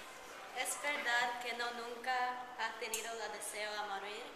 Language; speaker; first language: Spanish; non-native, learner; English